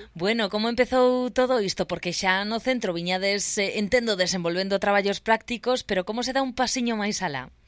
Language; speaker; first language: Galician; native; Galician